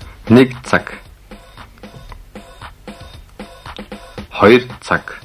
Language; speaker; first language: Mongolian; native; Mongolian